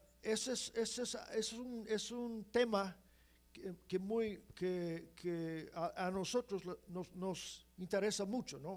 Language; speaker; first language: Spanish; non-native, fluent; English